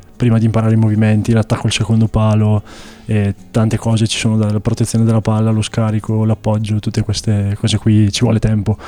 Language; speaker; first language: Italian; native; Italian